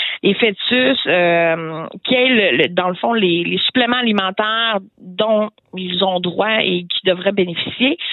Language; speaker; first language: French; native; French